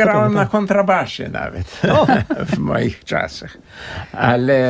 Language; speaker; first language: Polish; early bilingual, heritage; Portuguese